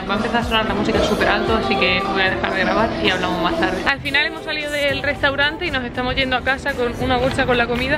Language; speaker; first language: Spanish; native; Spanish